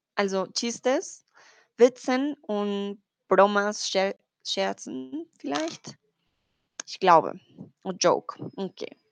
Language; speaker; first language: German; non-native, fluent; Spanish